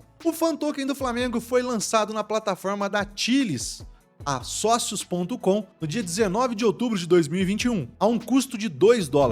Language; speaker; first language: Portuguese; native; Portuguese